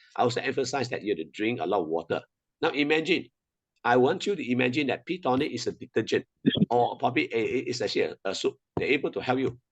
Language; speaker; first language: English; non-native, local second language; Chinese